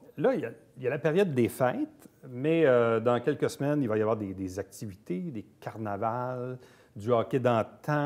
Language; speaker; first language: French; native; French